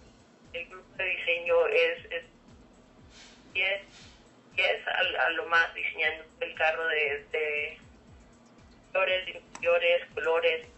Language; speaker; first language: Spanish; early bilingual, heritage; Spanish